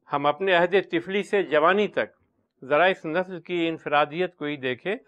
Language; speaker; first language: Urdu; native; Urdu